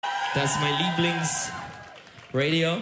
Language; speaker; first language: German; non-native, learner; Turkish